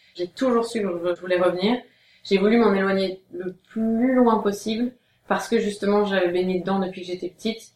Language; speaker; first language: French; native; French